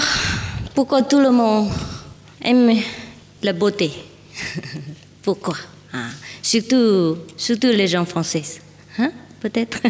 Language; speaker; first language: French; non-native, learner; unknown